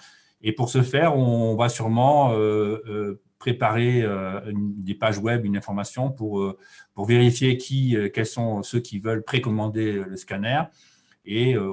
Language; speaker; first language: French; native; French